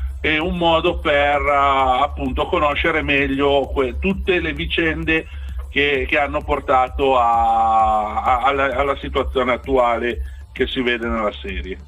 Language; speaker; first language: Italian; native; Italian